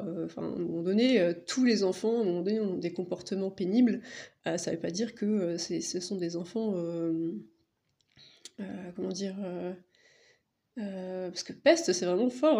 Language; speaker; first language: French; native; French